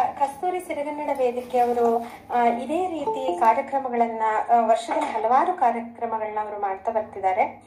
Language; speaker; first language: Kannada; native; Kannada